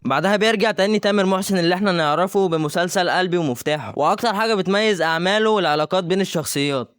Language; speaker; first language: Arabic; native; Arabic